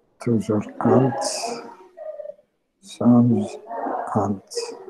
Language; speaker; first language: French; non-native, local second language; Arabic